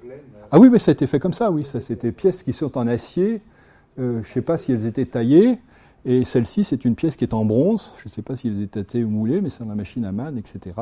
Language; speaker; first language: French; native; French